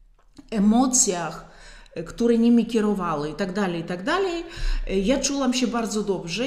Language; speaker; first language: Polish; non-native, fluent; Russian